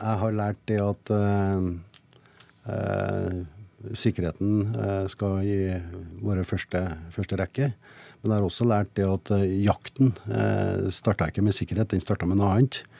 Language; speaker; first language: Norwegian; native; Norwegian